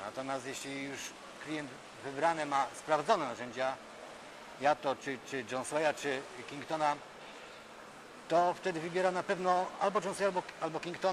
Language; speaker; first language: Polish; native; Polish